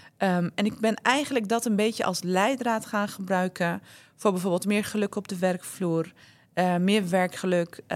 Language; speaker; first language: Dutch; early bilingual, other home language; Turkish